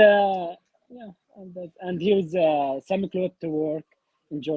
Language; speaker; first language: English; non-native, learner; Arabic